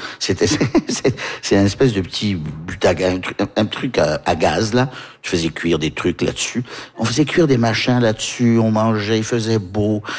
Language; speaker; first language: French; early bilingual, heritage; French